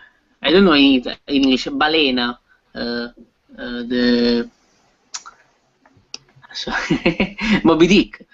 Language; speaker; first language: English; non-native, learner; Italian